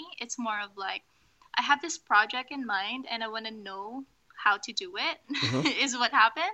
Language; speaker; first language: English; non-native, local second language; Filipino